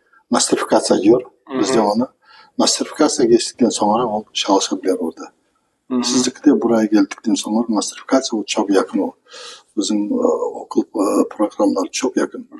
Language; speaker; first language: Turkish; non-native, learner; Kazakh